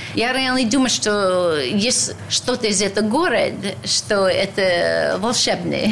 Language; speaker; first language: Russian; non-native, fluent; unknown